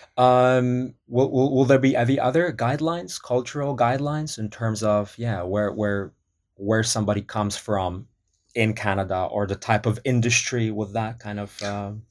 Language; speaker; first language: English; non-native, fluent; Polish